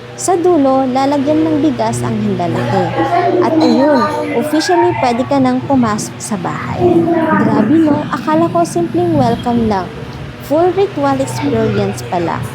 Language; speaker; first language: Filipino; native; Filipino